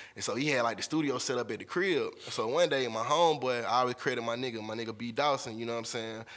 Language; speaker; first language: English; native; English